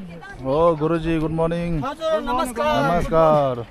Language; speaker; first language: Hindi; non-native, fluent; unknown